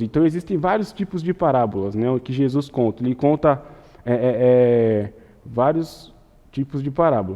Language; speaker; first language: Portuguese; native; Portuguese